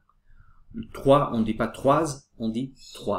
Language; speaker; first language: French; native; French